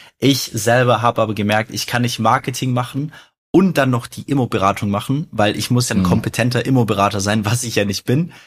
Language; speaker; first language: German; early bilingual, other home language; Russian